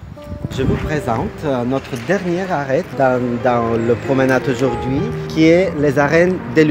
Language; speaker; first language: French; non-native, fluent; Russian